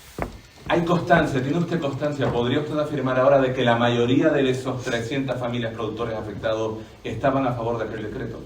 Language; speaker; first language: Spanish; native; Spanish